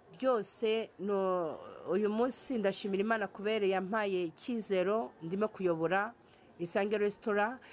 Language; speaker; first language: Kinyarwanda; early bilingual, heritage; Kinyarwanda